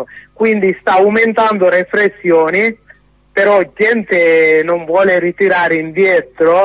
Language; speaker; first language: Italian; non-native, learner; Sinhala